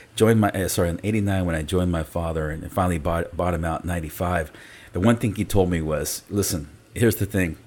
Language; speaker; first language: English; early bilingual, other home language; Spanish